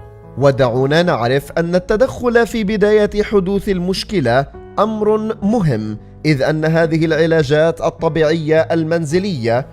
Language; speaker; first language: Arabic; native; Arabic